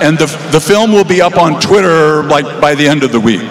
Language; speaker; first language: English; native; English